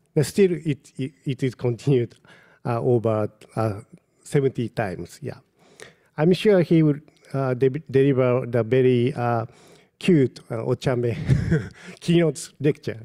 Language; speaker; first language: English; non-native, fluent; Japanese